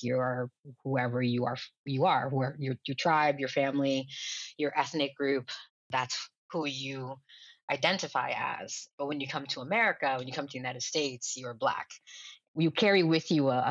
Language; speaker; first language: English; early bilingual, other home language; Lingala